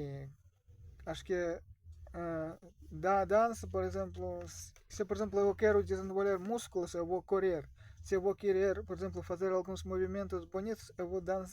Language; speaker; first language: Portuguese; non-native, learner; Russian